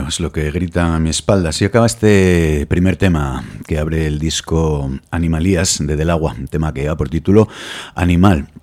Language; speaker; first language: Spanish; native; Spanish